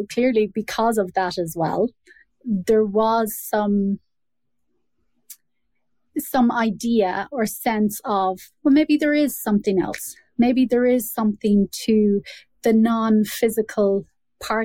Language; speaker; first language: English; native; English